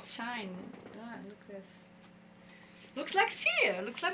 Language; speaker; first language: English; non-native, learner; Portuguese